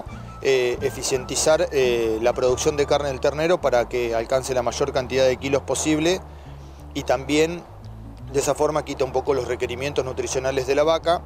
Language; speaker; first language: Spanish; native; Spanish